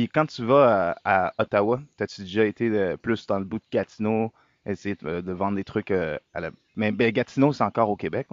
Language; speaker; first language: French; native; French